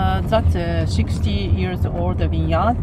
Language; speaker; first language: English; non-native, learner; Japanese